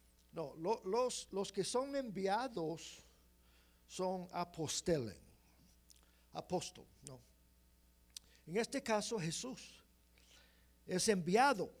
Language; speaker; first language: Spanish; non-native, fluent; English